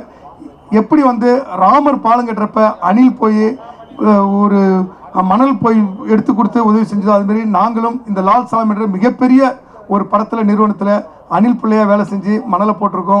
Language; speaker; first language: Tamil; native; Tamil